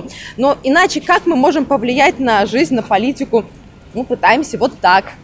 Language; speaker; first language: Russian; native; Russian